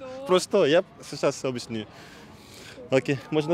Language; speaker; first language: Russian; non-native, learner; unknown